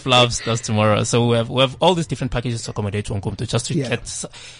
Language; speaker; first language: English; non-native, local second language; Zulu